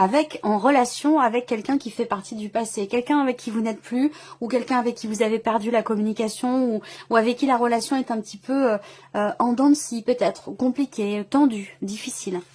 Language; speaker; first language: French; native; French